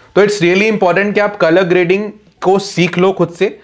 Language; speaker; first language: Hindi; native; Hindi